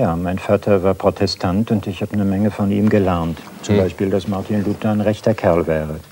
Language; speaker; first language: German; native; German